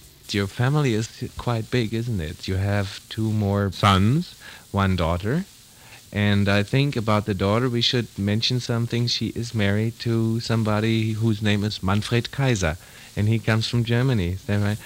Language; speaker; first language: English; non-native, fluent; German